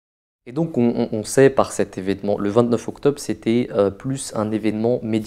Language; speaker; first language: French; native; French